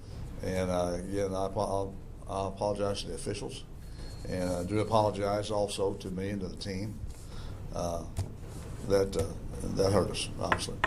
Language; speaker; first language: English; native; English